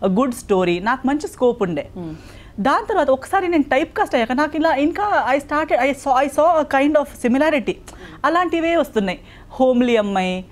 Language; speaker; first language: Telugu; non-native, local second language; Konkani